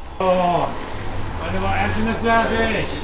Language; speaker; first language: German; non-native, fluent; Turkish